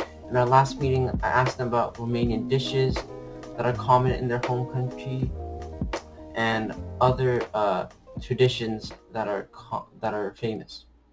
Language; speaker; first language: English; native; English